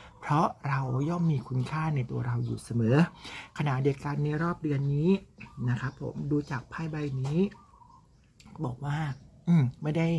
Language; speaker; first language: Thai; native; Thai